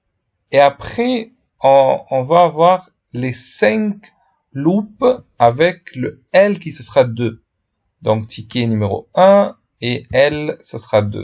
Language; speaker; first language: French; non-native, fluent; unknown